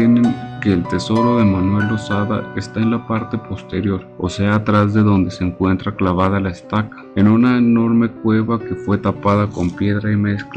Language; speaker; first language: Spanish; native; Spanish